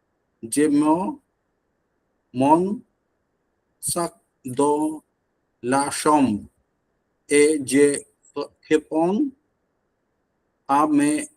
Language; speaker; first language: French; non-native, learner; Bangla